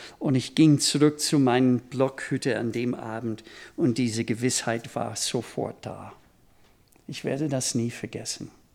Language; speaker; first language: German; non-native, fluent; English